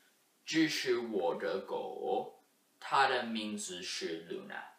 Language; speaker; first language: Chinese; non-native, learner; English